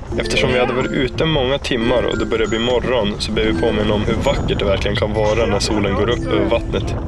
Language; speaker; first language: Swedish; native; Swedish